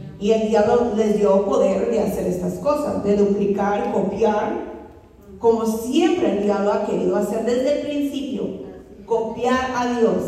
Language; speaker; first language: Spanish; non-native, fluent; English